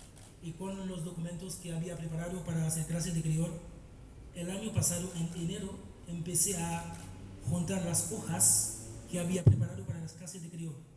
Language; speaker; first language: Spanish; non-native, fluent; Haitian Creole